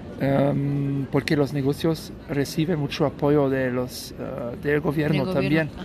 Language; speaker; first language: Spanish; non-native, learner; German